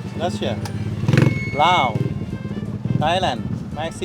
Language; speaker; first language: English; non-native, learner; Thai